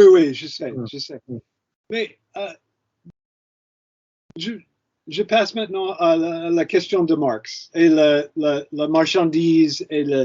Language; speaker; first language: French; non-native, fluent; English